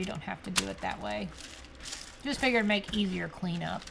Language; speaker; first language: English; native; English